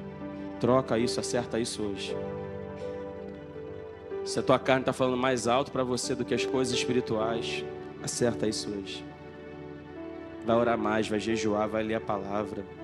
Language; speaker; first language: Portuguese; native; Portuguese